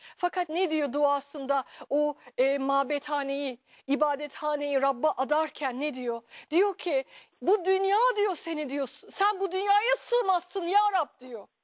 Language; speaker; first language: Turkish; native; Turkish